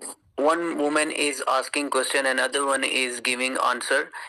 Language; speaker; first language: English; non-native, learner; Urdu